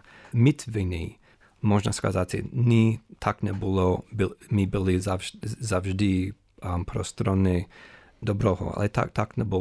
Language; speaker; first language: Ukrainian; non-native, fluent; English